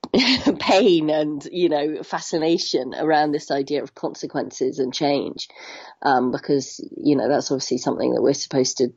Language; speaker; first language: English; native; English